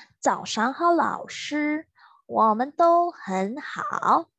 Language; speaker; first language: Chinese; non-native, fluent; Indonesian